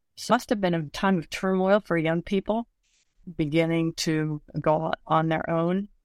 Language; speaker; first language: English; native; English